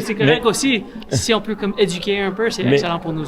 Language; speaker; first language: French; native; French